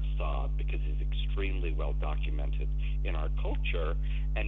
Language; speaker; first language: English; native; English